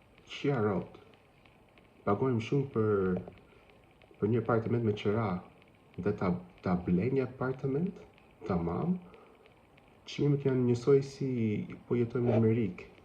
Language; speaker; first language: Albanian; non-native, learner; English